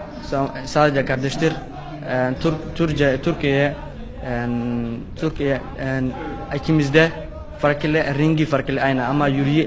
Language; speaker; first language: Turkish; non-native, learner; Somali